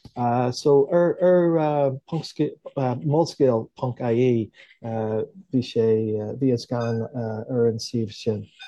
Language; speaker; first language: Irish; non-native, local second language; English